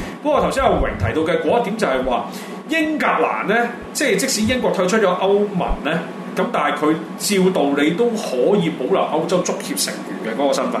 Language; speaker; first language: Cantonese; native; Cantonese